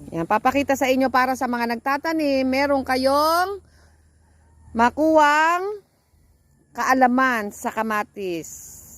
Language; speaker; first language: Filipino; native; Filipino